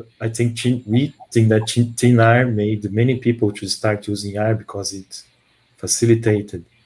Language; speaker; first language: English; non-native, fluent; Portuguese